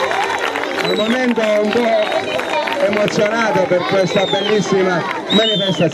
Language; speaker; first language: Italian; native; Italian